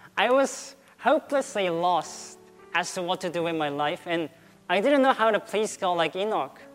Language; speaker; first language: English; early bilingual, other home language; Korean